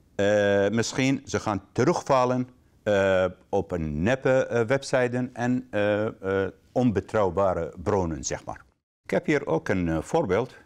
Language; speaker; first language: Dutch; non-native, fluent; Arabic